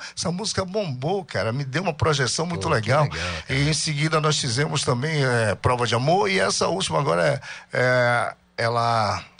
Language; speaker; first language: Portuguese; native; Portuguese